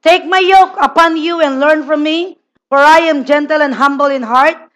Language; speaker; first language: English; non-native, local second language; Filipino